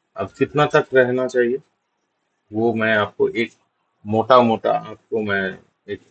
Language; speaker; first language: Hindi; non-native, local second language; Bangla